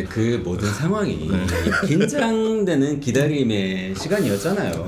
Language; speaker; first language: Korean; native; Korean